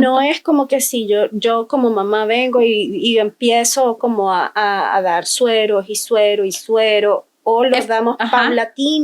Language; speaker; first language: Spanish; native; Spanish